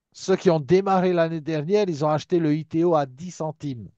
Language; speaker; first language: French; native; French